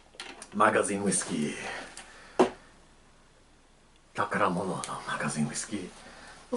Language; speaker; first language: Japanese; non-native, learner; English